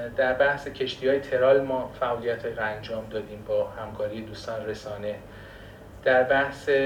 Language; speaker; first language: Persian; non-native, local second language; Baluchi